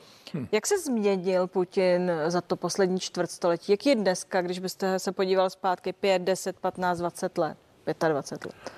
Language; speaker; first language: Czech; native; Czech